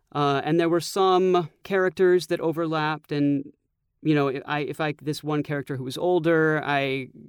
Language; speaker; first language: English; native; English